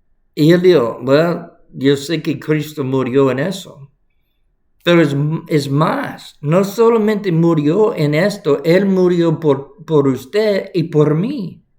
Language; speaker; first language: Spanish; non-native, fluent; English